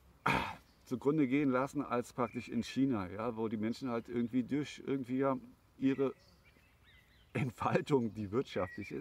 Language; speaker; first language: German; native; German